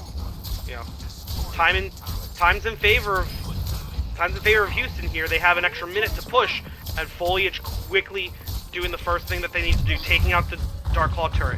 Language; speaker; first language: English; native; English